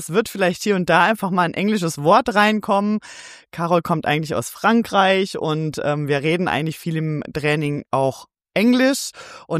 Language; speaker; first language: German; native; German